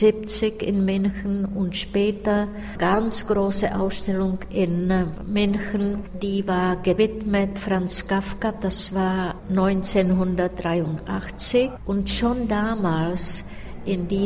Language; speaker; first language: German; non-native, fluent; Czech